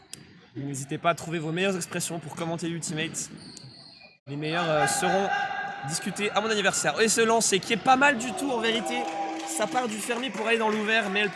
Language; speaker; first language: French; native; French